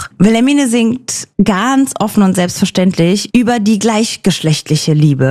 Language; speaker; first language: German; native; German